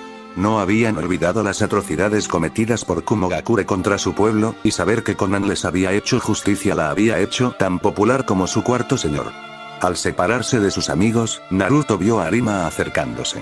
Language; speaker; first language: Spanish; native; Spanish